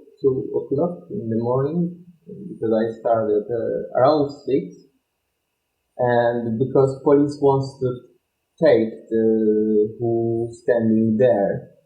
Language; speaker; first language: English; non-native, learner; Turkish